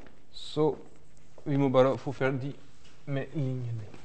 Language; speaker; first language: Norwegian; non-native, fluent; French